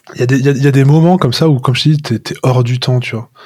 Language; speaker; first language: French; native; French